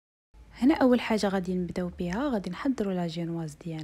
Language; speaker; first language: Arabic; native; Arabic